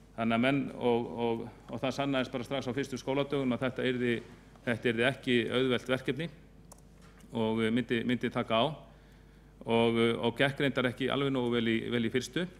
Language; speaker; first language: Icelandic; native; Icelandic